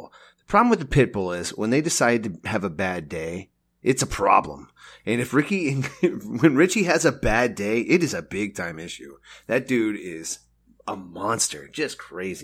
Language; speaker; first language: English; native; English